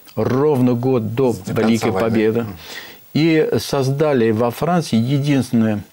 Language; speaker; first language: Russian; non-native, fluent; French